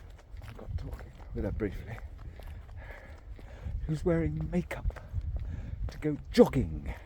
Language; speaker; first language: English; native; English